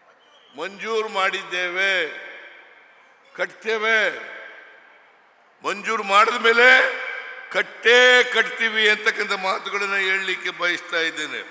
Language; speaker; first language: Kannada; native; Kannada